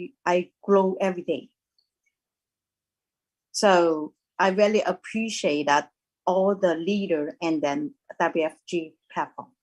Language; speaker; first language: English; non-native, learner; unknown